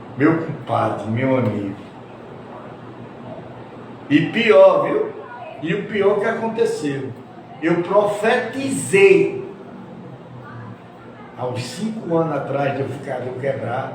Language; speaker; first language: Portuguese; native; Portuguese